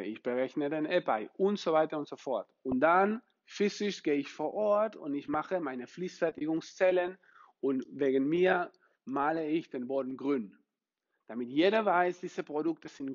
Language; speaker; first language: German; non-native, fluent; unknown